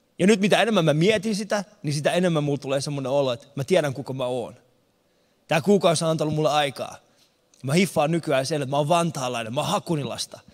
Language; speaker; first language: Finnish; early bilingual, other home language; Persian